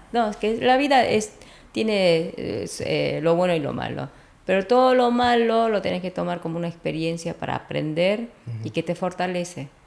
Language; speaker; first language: Spanish; early bilingual, other home language; Korean